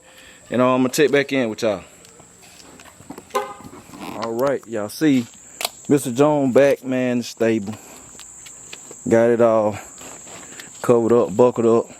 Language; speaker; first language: English; native; English